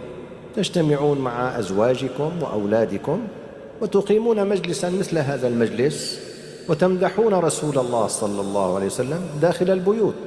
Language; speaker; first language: Arabic; native; Arabic